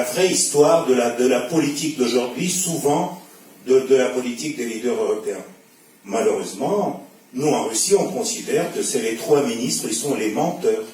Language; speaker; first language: French; non-native, fluent; Russian